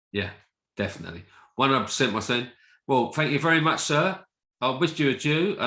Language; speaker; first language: English; native; English